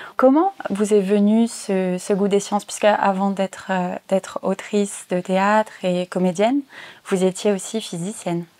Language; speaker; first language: French; native; French